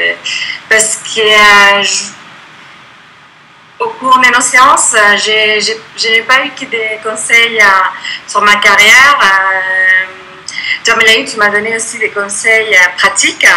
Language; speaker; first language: French; non-native, fluent; Spanish